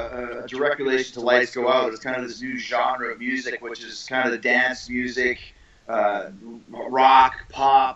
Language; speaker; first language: English; native; English